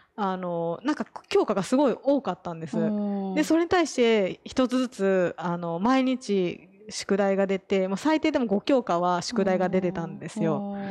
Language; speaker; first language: Japanese; native; Japanese